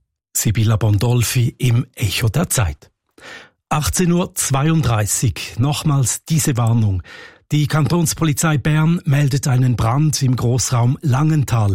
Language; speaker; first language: German; native; German